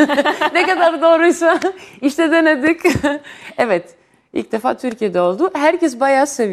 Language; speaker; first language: Turkish; non-native, fluent; Greek